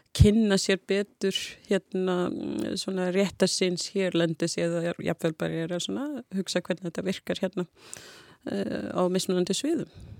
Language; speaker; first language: Icelandic; non-native, fluent; English